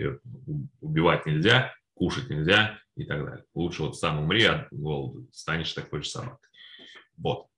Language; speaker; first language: Russian; native; Russian